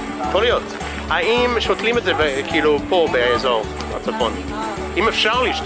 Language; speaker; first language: Hebrew; non-native, fluent; English